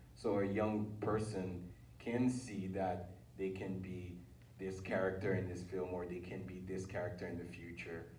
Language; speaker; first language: English; early bilingual, other home language; Haitian Creole